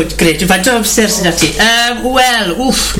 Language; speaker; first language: Welsh; native; Welsh